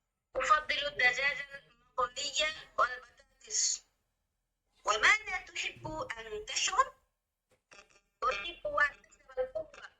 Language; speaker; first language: Arabic; non-native, learner; Bangla